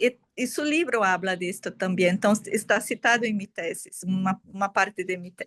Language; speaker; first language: Spanish; non-native, fluent; Portuguese